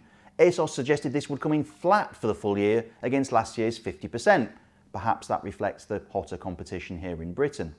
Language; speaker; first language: English; native; English